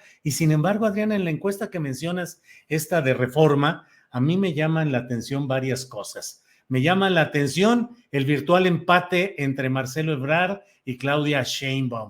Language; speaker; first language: Spanish; native; Spanish